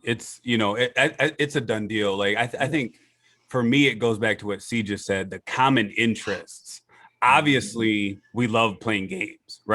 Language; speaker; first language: English; native; English